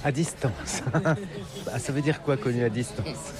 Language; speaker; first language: French; native; French